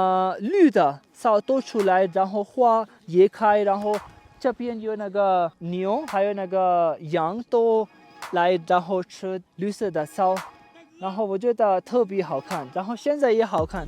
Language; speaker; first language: Chinese; non-native, fluent; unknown